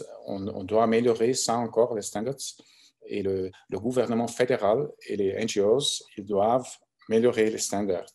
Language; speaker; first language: French; non-native, local second language; German